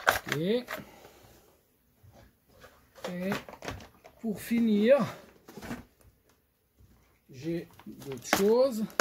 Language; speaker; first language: French; non-native, fluent; Portuguese